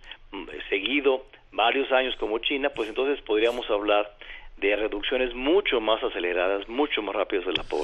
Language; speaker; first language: Spanish; native; Spanish